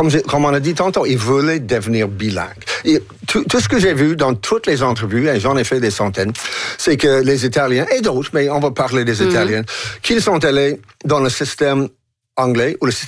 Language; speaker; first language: French; native; French